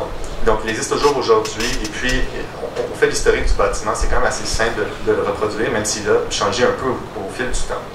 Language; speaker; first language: French; native; French